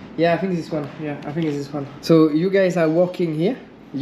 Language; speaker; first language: English; non-native, learner; French